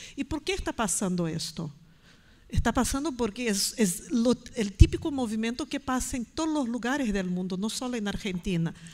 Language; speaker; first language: Portuguese; native; Portuguese